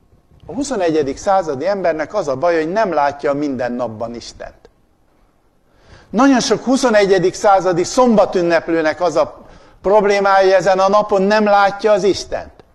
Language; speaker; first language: Hungarian; native; Hungarian